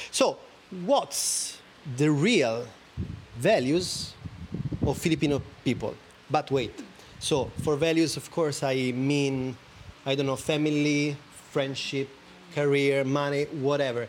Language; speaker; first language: English; non-native, fluent; Italian